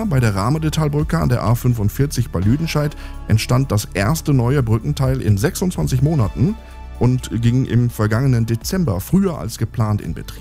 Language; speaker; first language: German; native; German